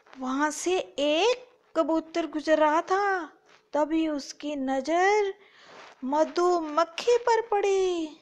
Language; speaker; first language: Hindi; non-native, local second language; Punjabi